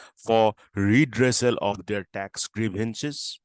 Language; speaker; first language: English; non-native, local second language; Assamese